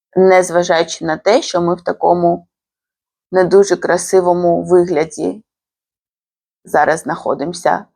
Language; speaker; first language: Ukrainian; non-native, fluent; Georgian